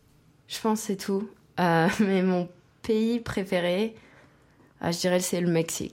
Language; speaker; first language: French; non-native, fluent; Spanish